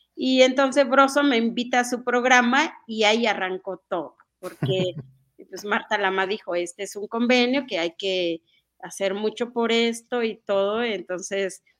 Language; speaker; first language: Spanish; non-native, local second language; Mixtepec Mixtec